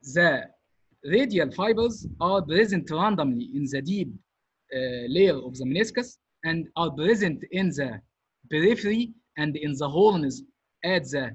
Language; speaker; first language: English; non-native, fluent; Arabic